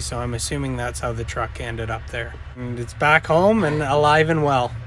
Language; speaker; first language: English; native; English